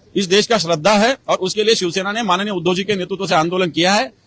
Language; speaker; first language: Hindi; non-native, local second language; Marathi